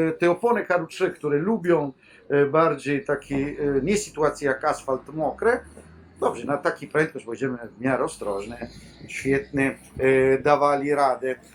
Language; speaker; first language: Polish; non-native, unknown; Italian